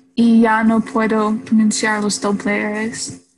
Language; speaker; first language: Spanish; non-native, learner; English